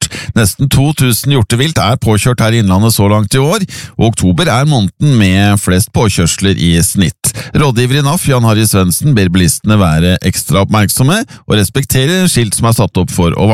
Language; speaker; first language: Norwegian; native; Norwegian